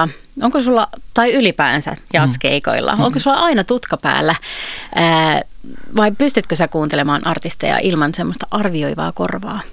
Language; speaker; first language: Finnish; native; Finnish